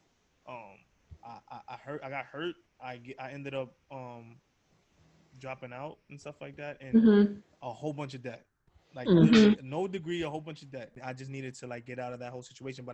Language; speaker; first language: English; native; English